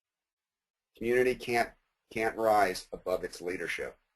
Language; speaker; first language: English; native; English